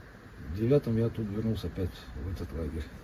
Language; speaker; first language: Russian; native; Russian